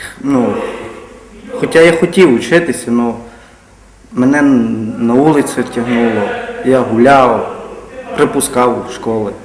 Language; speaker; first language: Ukrainian; non-native, local second language; Romany